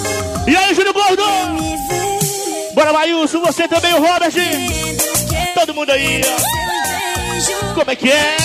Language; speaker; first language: Portuguese; native; Portuguese